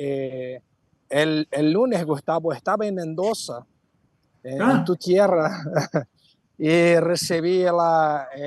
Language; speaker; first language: Spanish; non-native, fluent; Portuguese